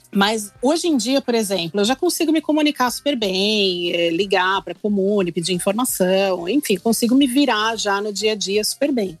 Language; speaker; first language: Portuguese; native; Portuguese